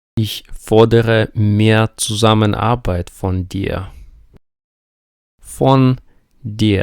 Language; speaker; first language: German; non-native, fluent; Ukrainian